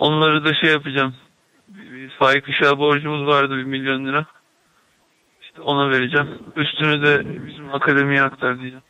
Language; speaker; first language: Turkish; native; Turkish